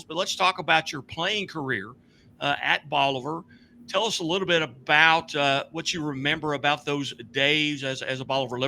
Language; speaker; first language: English; native; English